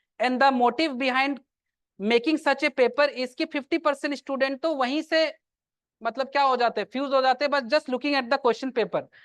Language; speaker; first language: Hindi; non-native, local second language; Assamese